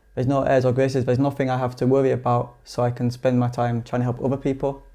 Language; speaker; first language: English; native; English